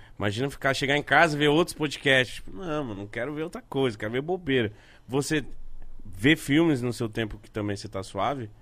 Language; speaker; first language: Portuguese; native; Portuguese